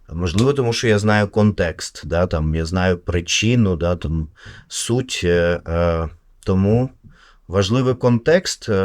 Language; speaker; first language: Ukrainian; non-native, local second language; Russian